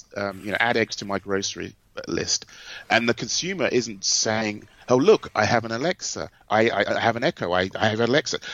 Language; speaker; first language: English; native; English